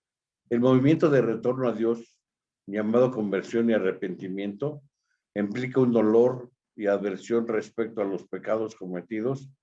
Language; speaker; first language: Spanish; native; Spanish